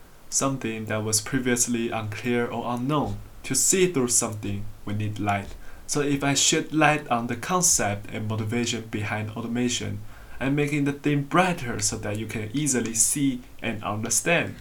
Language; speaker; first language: English; non-native, fluent; Chinese